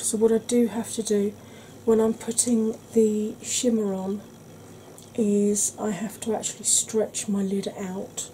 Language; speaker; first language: English; native; English